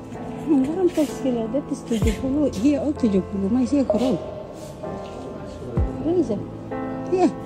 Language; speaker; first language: Dutch; non-native, learner; Indonesian